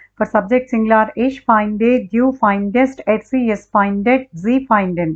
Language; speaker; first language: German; non-native, learner; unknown